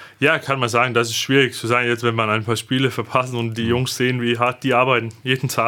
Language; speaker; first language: German; non-native, fluent; Danish